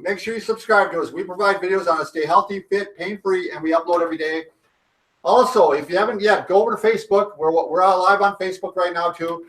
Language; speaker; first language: English; native; English